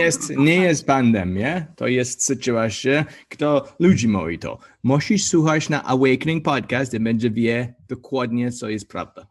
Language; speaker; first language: Polish; non-native, learner; English